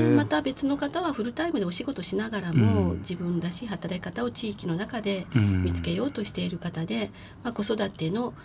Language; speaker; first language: Japanese; native; Japanese